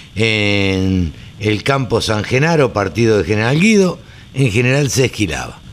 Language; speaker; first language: Spanish; native; Spanish